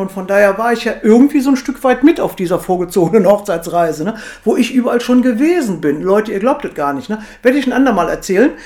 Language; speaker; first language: German; native; German